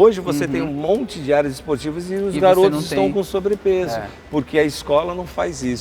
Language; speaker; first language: Portuguese; native; Portuguese